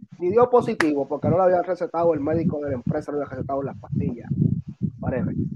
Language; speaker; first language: Spanish; native; Spanish